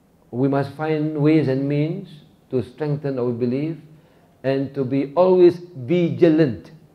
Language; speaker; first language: English; non-native, local second language; Malay